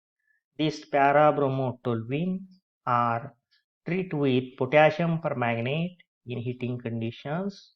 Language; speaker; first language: English; non-native, local second language; Marathi